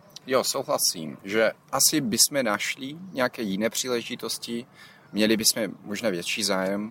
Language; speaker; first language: Czech; non-native, fluent; Ukrainian